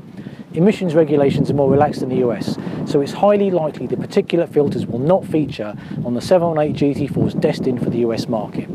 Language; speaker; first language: English; native; English